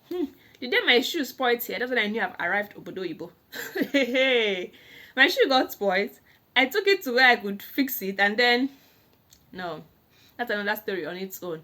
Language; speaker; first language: English; non-native, local second language; Igbo